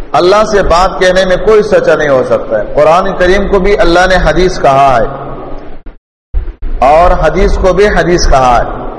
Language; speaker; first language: Urdu; non-native, local second language; Pashto